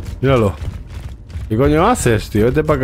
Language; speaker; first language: Spanish; native; Spanish